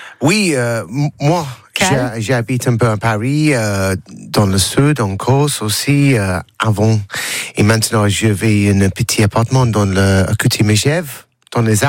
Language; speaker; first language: French; non-native, learner; English